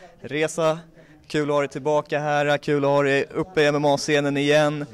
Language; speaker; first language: Swedish; native; Swedish